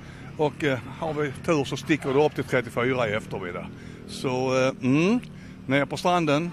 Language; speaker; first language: Swedish; native; Swedish